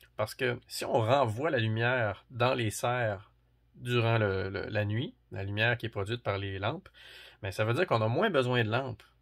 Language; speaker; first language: French; native; French